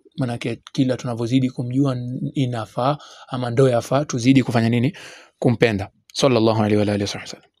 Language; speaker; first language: Swahili; native; Swahili